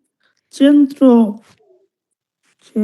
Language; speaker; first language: Italian; non-native, learner; Bangla